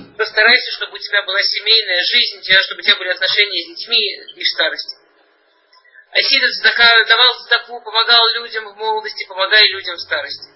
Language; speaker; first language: Russian; early bilingual, heritage; Russian